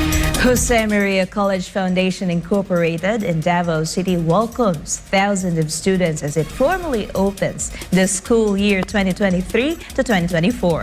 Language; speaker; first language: English; non-native, local second language; Filipino